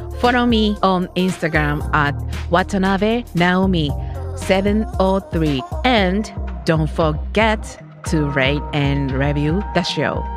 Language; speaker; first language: English; non-native, learner; Japanese